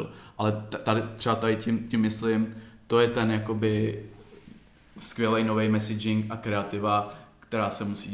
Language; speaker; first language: Czech; native; Czech